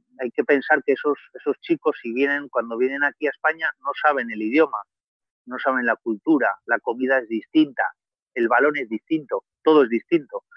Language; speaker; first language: Spanish; native; Spanish